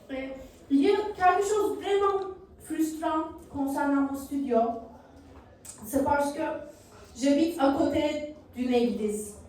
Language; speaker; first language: French; non-native, learner; Turkish